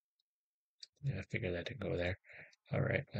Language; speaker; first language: English; native; English